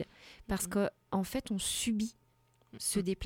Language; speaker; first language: French; native; French